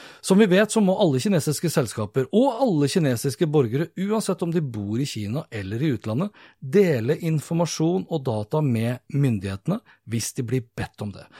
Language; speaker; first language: Norwegian; native; Norwegian